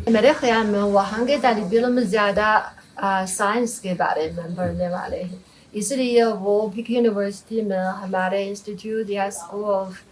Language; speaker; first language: Hindi; non-native, fluent; Chinese